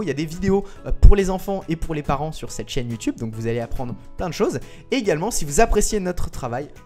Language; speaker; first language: French; native; French